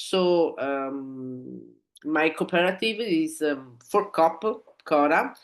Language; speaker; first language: English; non-native, learner; Italian